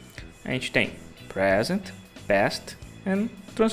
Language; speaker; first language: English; non-native, fluent; Portuguese